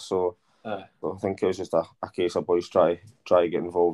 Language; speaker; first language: English; native; English